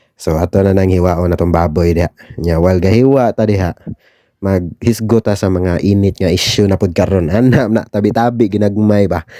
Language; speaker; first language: Cebuano; native; Cebuano